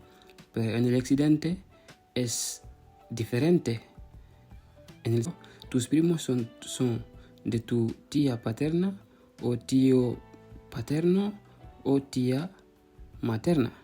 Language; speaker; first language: Spanish; non-native, fluent; Fula